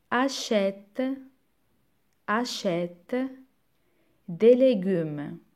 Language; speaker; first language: French; non-native, local second language; Arabic